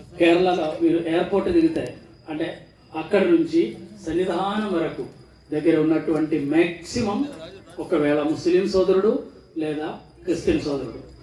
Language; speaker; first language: Telugu; non-native, fluent; Malayalam